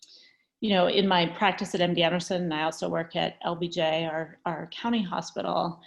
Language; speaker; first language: English; native; English